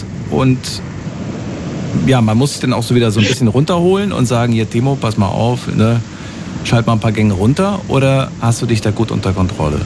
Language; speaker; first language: German; native; German